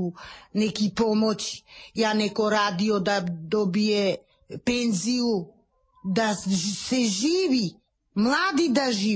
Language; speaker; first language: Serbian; non-native, local second language; Romany